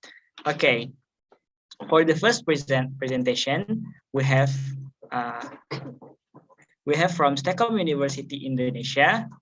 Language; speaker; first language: English; non-native, fluent; Indonesian